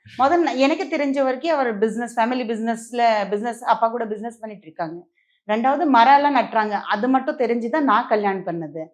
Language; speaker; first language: Tamil; non-native, local second language; Marwari